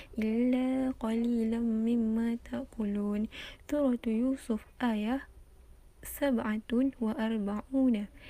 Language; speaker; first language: Arabic; non-native, learner; Malay